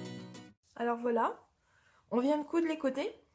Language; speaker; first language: French; native; French